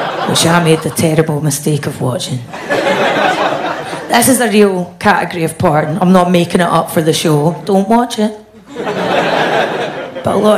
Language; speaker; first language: English; native; English